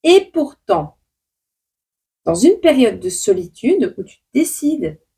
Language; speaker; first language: French; native; French